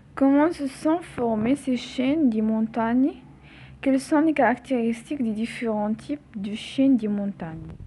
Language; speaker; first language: French; non-native, local second language; Arabic